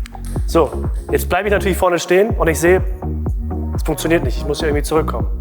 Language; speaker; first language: German; native; German